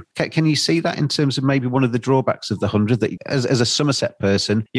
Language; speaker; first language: English; native; English